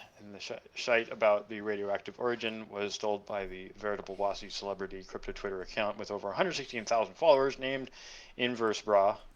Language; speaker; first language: English; native; English